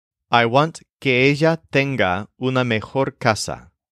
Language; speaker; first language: Spanish; non-native, fluent; English